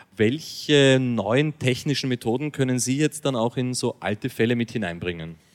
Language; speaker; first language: German; native; German